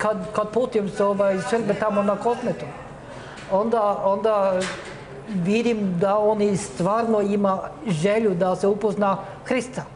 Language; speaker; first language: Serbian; non-native, fluent; Norwegian